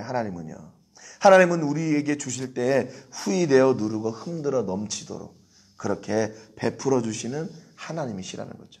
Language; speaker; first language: Korean; native; Korean